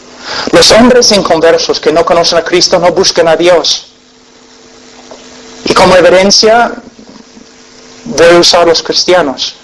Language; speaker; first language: Spanish; non-native, fluent; English